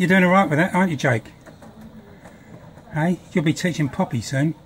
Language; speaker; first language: English; native; English